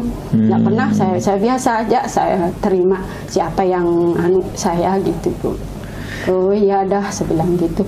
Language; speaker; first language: Indonesian; non-native, local second language; Sasak